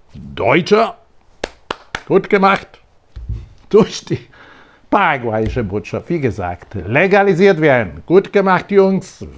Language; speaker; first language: German; non-native, fluent; Polish